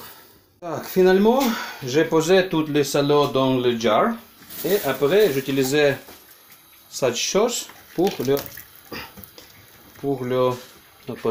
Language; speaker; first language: French; non-native, learner; Ukrainian